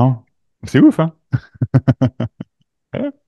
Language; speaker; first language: French; native; French